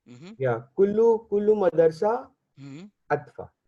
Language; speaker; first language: Arabic; non-native, learner; Hindi